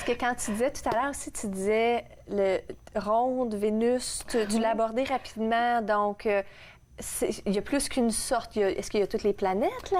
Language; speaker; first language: French; native; French